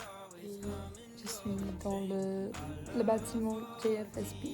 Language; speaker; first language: French; non-native, learner; English